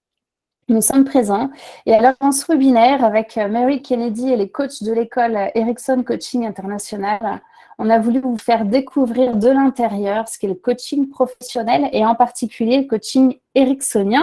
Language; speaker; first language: French; native; French